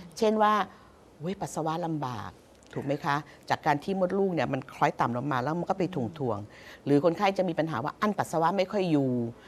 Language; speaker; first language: Thai; native; Thai